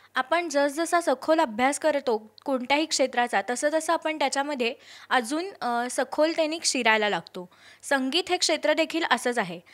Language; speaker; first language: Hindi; non-native, local second language; Marathi